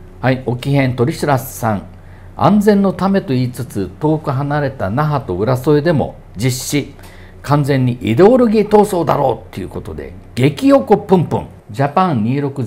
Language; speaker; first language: Japanese; native; Japanese